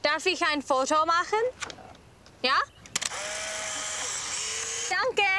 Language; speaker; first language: German; non-native, learner; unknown